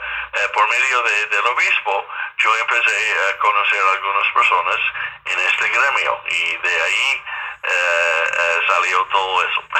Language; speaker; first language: Spanish; non-native, fluent; English